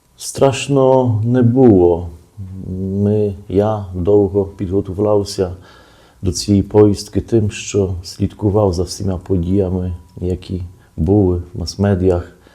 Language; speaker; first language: Ukrainian; early bilingual, heritage; Ukrainian